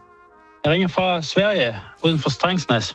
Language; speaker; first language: Danish; early bilingual, heritage; Swedish